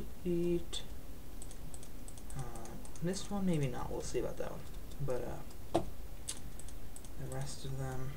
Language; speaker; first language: English; native; English